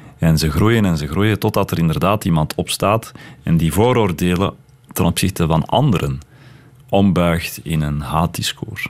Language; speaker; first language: Dutch; early bilingual, other home language; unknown